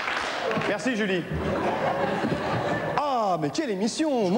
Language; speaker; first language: French; native; French